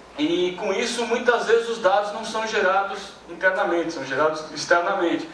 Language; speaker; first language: Portuguese; native; Portuguese